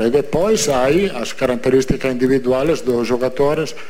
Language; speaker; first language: Portuguese; non-native, fluent; Italian